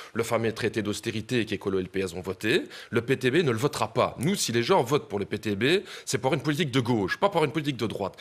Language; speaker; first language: French; native; French